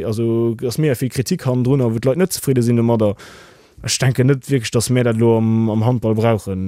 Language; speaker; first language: Luxembourgish; native; Luxembourgish